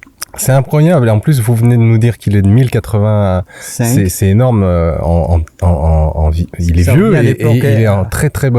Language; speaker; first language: French; native; French